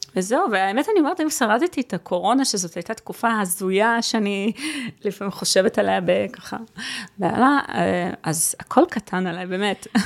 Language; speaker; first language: Hebrew; early bilingual, other home language; Russian